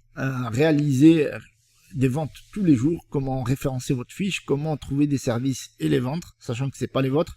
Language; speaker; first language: French; native; French